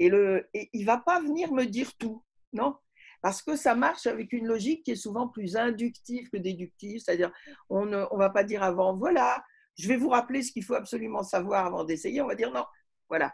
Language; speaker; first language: French; native; French